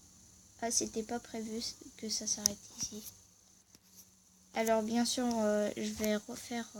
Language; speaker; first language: French; native; French